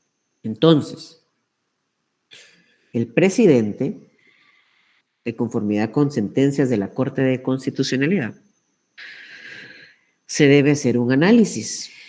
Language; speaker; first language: Spanish; native; Spanish